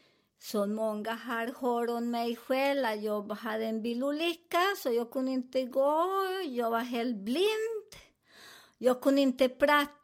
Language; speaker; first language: Swedish; non-native, learner; Spanish